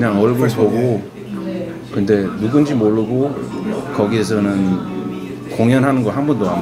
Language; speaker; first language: Korean; early bilingual, heritage; Korean